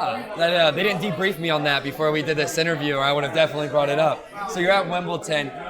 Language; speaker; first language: English; native; English